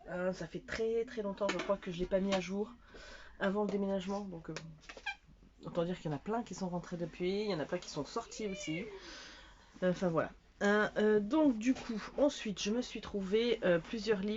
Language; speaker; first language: French; native; French